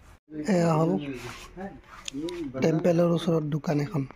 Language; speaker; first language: Hindi; non-native, local second language; Assamese